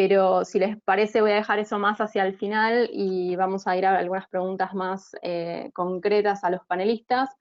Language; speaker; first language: Spanish; native; Spanish